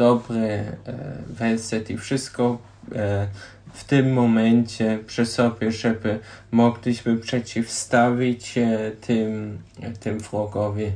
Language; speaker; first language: Polish; non-native, learner; German